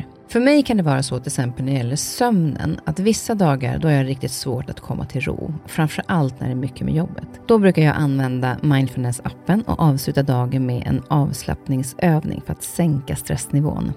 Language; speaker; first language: Swedish; native; Swedish